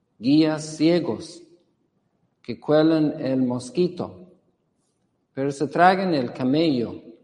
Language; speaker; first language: Spanish; non-native, fluent; English